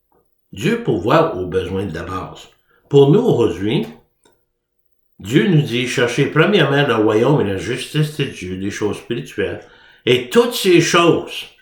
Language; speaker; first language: French; native; French